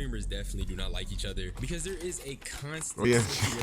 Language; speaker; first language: English; native; English